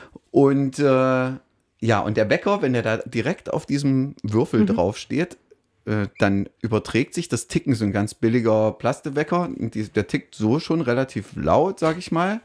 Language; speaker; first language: German; native; German